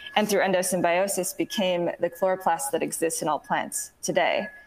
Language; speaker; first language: English; native; English